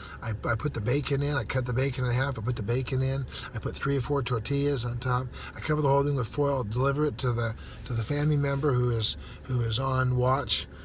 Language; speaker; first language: English; native; English